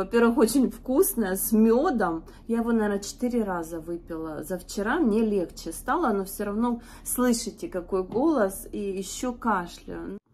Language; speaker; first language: Russian; native; Russian